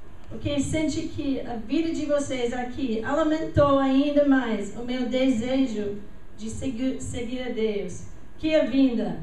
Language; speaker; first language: Portuguese; non-native, learner; English